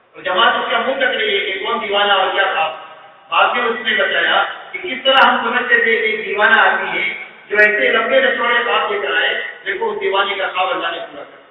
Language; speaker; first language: Urdu; native; Urdu